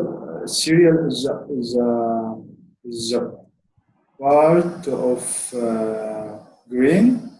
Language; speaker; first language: English; non-native, learner; Arabic